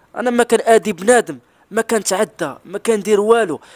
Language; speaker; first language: Arabic; non-native, local second language; Spanish